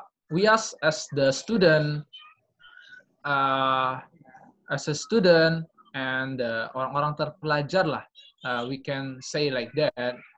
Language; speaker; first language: English; non-native, learner; Indonesian